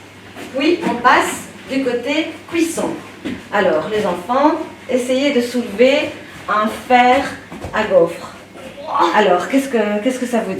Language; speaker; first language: French; native; French